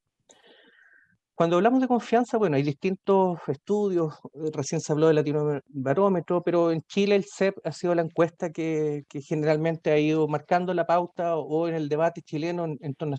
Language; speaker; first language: Spanish; native; Spanish